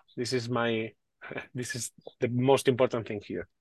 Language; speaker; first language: English; non-native, learner; Spanish